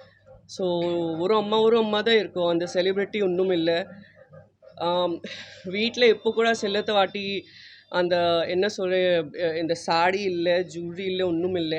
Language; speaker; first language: Tamil; non-native, fluent; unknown